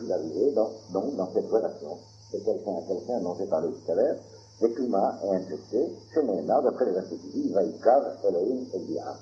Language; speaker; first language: French; native; French